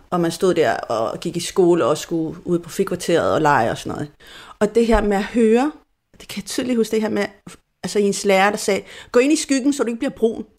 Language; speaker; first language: Danish; non-native, fluent; Spanish